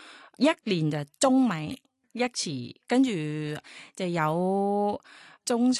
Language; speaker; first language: Cantonese; non-native, learner; Thai